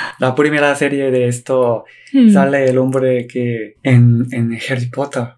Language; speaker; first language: Spanish; non-native, learner; Korean